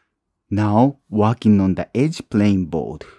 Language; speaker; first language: English; non-native, fluent; Japanese